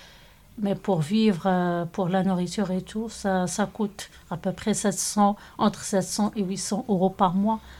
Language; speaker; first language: French; non-native, local second language; Arabic